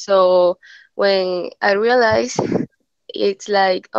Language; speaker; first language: English; non-native, learner; Spanish